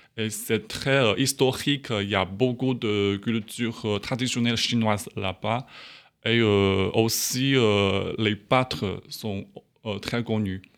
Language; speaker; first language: French; non-native, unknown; Chinese